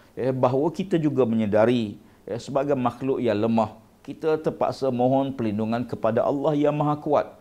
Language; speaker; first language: Malay; native; Malay